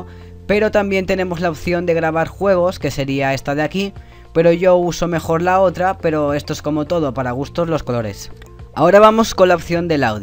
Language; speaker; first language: Spanish; native; Spanish